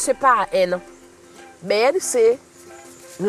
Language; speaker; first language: French; non-native, local second language; Seselwa Creole French